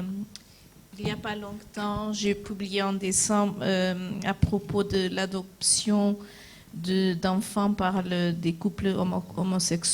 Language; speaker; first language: French; non-native, fluent; Portuguese